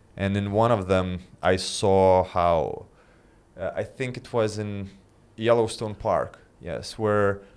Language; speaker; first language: English; non-native, fluent; Lithuanian